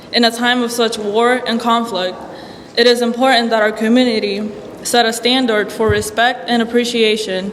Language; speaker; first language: English; early bilingual, other home language; Spanish